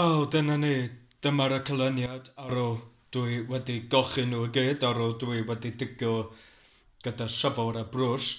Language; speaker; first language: Welsh; non-native, learner; English